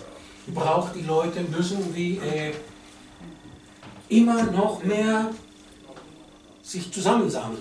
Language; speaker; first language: German; non-native, fluent; Spanish